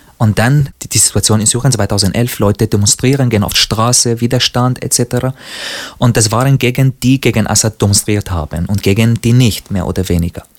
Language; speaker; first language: German; non-native, fluent; Arabic